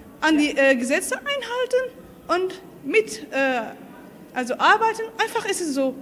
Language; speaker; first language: German; non-native, learner; Arabic